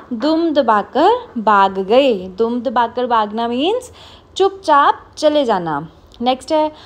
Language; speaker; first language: Hindi; non-native, local second language; Punjabi